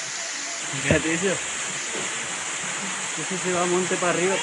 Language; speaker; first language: Spanish; native; Spanish